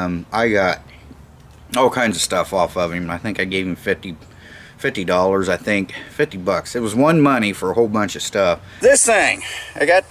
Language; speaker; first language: English; native; English